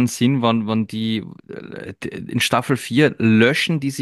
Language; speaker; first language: German; native; German